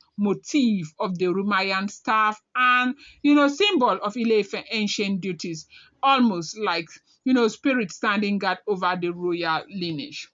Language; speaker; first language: English; non-native, local second language; Yoruba